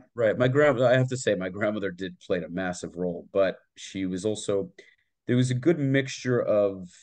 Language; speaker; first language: English; native; English